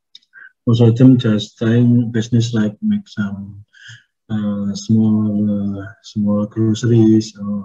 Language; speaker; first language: English; non-native, learner; Indonesian